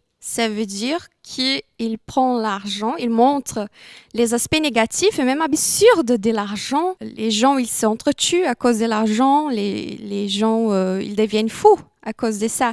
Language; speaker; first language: French; non-native, fluent; Portuguese